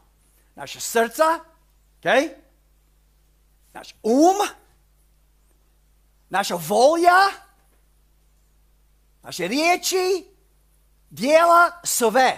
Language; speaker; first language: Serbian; early bilingual, heritage; Serbian